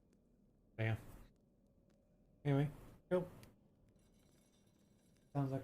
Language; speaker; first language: English; native; English